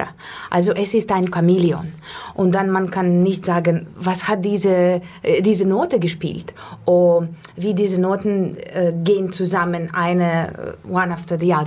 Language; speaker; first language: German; non-native, fluent; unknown